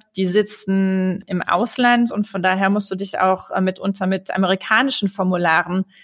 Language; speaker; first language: German; native; German